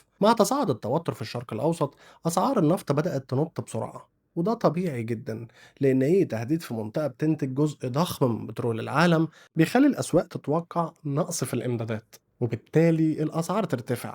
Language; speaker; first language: Arabic; native; Arabic